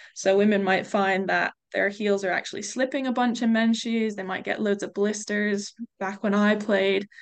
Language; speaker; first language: English; native; English